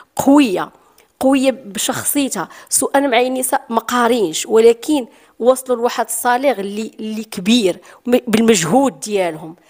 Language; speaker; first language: Arabic; native; Arabic